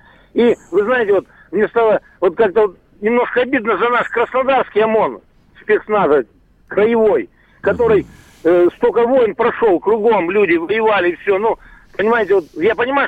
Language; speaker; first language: Russian; native; Russian